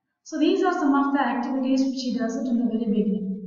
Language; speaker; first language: English; non-native, local second language; Tamil